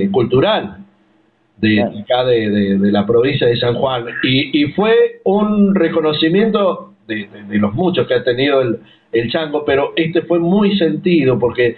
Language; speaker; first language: Spanish; native; Spanish